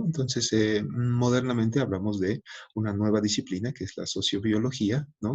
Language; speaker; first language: Spanish; native; Spanish